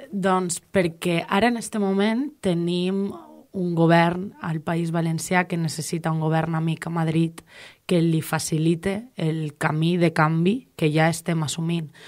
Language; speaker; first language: Catalan; native; Catalan